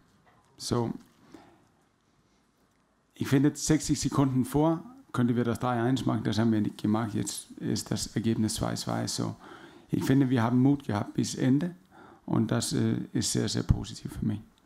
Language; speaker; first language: German; non-native, fluent; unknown